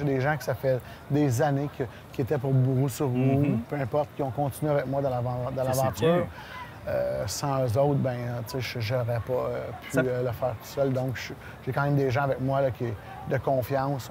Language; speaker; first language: French; native; French